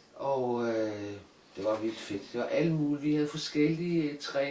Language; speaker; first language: Danish; non-native, local second language; Kalaallisut